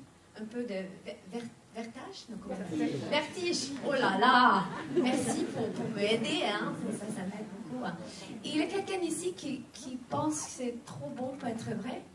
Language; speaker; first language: French; non-native, fluent; Swedish